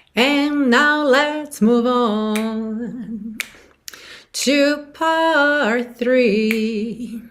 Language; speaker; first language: English; non-native, fluent; Portuguese